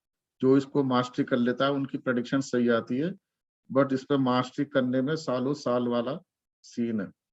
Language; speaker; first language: Hindi; native; Hindi